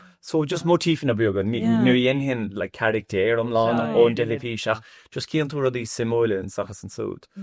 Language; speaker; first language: Irish; non-native, local second language; English